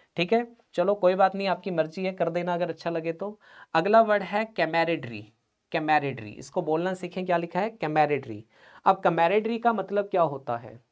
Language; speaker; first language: Hindi; non-native, local second language; Punjabi